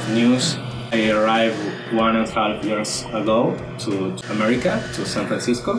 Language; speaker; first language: English; non-native, fluent; Spanish